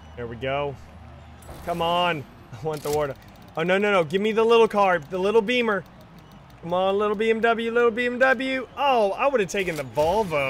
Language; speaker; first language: English; native; English